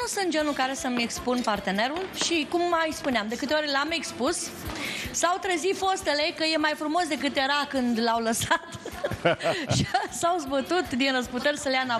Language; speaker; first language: Romanian; native; Romanian